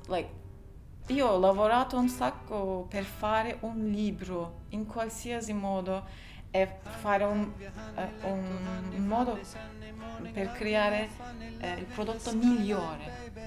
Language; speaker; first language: Italian; non-native, learner; Turkish